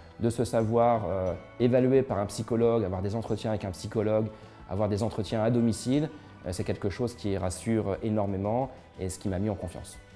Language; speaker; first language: French; native; French